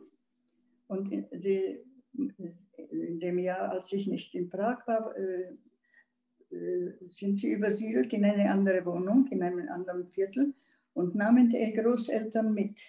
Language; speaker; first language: German; non-native, local second language; Czech